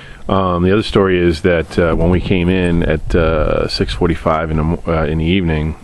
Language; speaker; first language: English; native; English